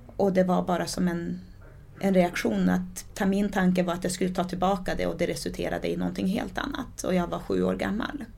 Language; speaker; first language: Swedish; early bilingual, other home language; Portuguese